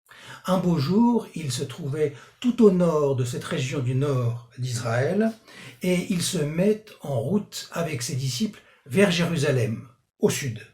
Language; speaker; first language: French; native; French